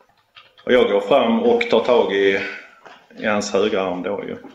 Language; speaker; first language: Swedish; native; Swedish